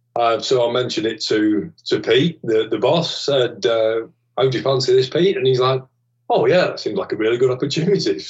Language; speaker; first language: English; native; English